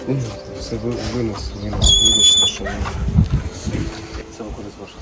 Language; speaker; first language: Ukrainian; native; Ukrainian